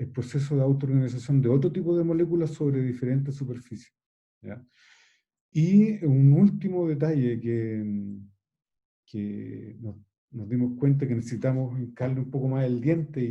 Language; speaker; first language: Spanish; native; Spanish